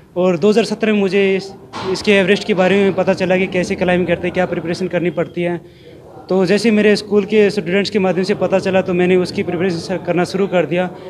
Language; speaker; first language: Hindi; native; Hindi